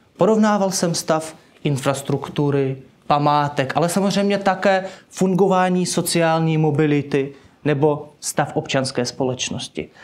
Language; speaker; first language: Czech; non-native, fluent; Russian